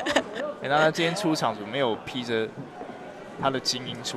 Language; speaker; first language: Chinese; native; Chinese